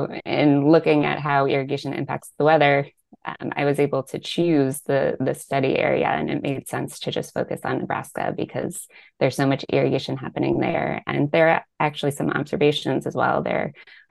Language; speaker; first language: English; native; English